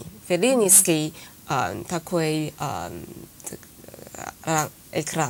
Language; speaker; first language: Russian; non-native, learner; Chinese